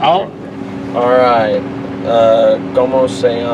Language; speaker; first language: Spanish; non-native, learner; English